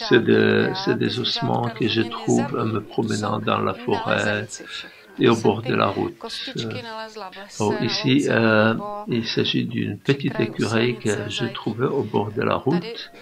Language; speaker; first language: French; non-native, fluent; Czech